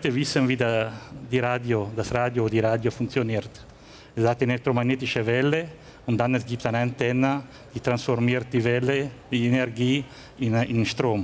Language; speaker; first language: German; non-native, learner; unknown